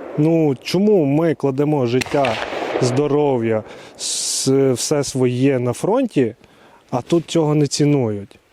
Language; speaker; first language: Ukrainian; native; Ukrainian